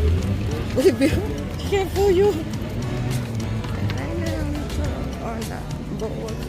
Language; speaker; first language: English; non-native, learner; Thai